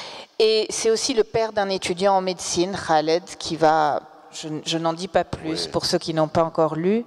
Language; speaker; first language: French; native; French